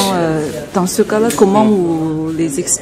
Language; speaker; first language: French; non-native, fluent; Uyghur